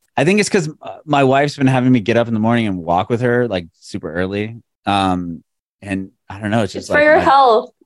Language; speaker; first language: English; early bilingual, other home language; Indonesian